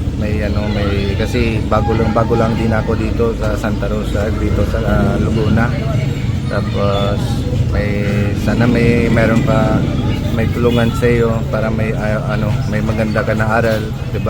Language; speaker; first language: Filipino; non-native, local second language; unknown